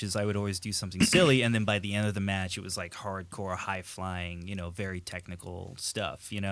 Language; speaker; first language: English; native; English